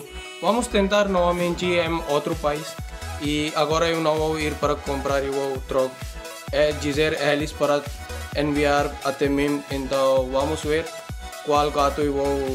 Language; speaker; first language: Portuguese; non-native, learner; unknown